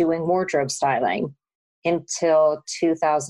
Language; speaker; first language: English; native; English